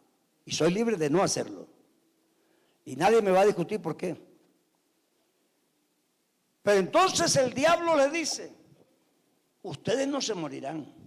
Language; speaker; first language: Spanish; native; Spanish